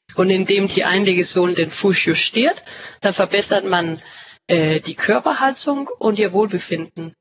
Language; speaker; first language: German; non-native, fluent; Danish